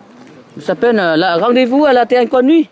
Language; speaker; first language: French; non-native, learner; Vietnamese